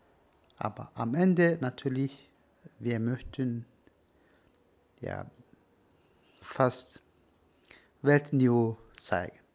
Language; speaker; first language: German; non-native, learner; Turkish